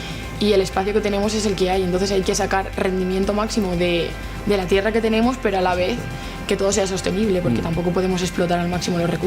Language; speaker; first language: Spanish; native; Spanish